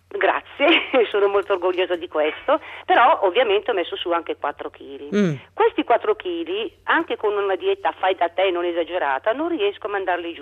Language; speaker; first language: Italian; native; Italian